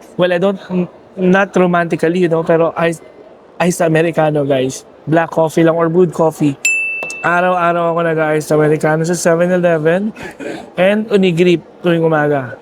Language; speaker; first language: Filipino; native; Filipino